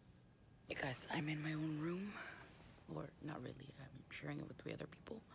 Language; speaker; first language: English; native; English